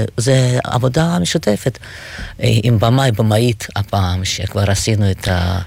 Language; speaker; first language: Hebrew; non-native, fluent; Russian